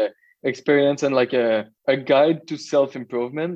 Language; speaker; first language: English; native; English